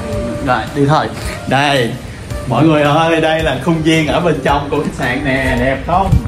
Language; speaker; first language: Vietnamese; native; Vietnamese